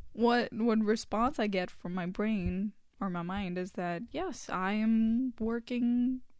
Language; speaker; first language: English; non-native, local second language; Hindi